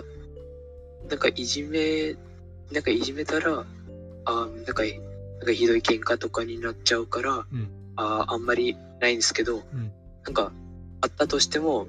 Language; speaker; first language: Japanese; non-native, fluent; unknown